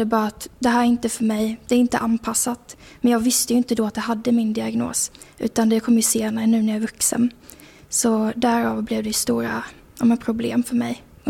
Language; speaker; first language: Swedish; native; Swedish